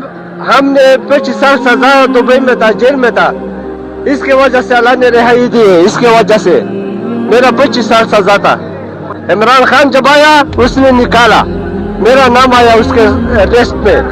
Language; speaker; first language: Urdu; non-native, local second language; Pashto